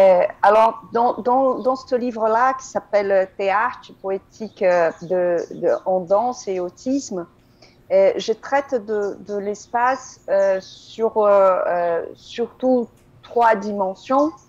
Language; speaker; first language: French; non-native, fluent; Portuguese